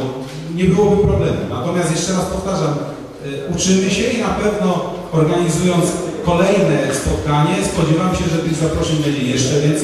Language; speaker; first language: Polish; native; Polish